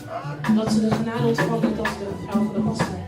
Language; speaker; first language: Dutch; non-native, fluent; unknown